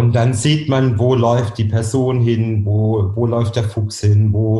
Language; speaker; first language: German; native; German